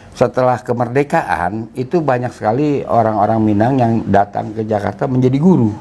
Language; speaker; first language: Indonesian; native; Indonesian